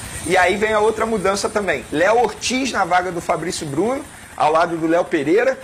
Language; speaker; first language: Portuguese; native; Portuguese